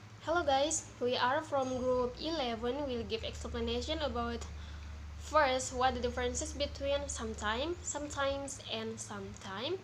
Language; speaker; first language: English; non-native, learner; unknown